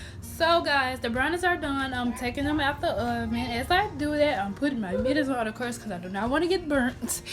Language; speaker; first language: English; native; English